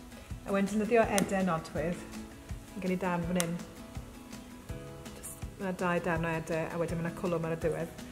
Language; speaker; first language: Welsh; native; Welsh